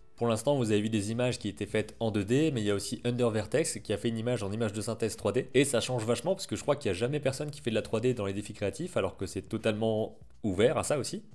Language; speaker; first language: French; native; French